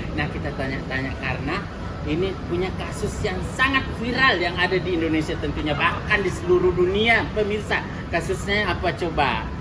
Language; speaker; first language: Indonesian; native; Indonesian